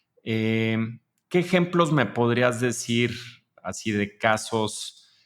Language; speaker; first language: Spanish; native; Spanish